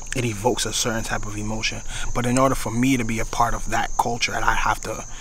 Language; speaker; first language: English; native; English